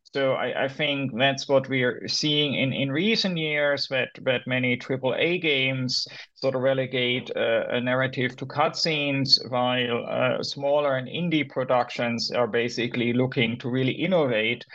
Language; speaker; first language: English; non-native, fluent; German